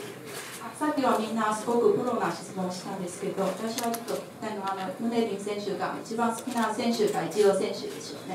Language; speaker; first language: Japanese; non-native, fluent; Chinese